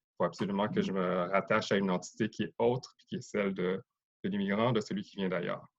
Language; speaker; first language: French; native; French